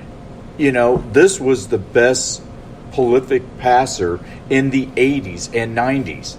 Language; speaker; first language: English; native; English